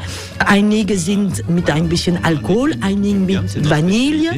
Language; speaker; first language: German; non-native, learner; French